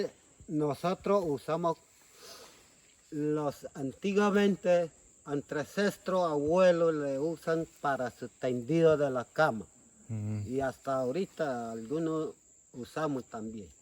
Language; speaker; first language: Spanish; non-native, local second language; Ticuna